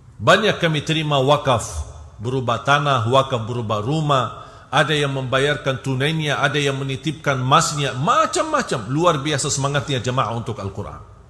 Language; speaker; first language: Malay; non-native, fluent; Arabic